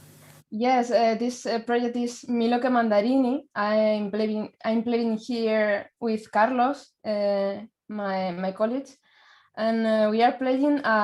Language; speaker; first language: English; non-native, learner; Spanish